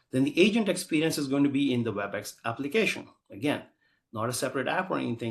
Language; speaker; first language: English; native; English